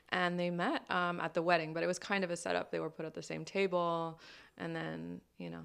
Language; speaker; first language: English; non-native, fluent; French